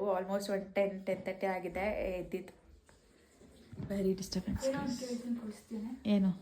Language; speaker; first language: Kannada; native; Kannada